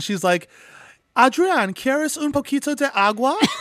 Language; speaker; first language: Spanish; early bilingual, heritage; Spanish